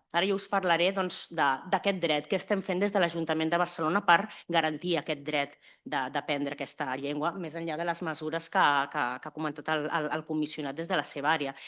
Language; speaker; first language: Catalan; native; Catalan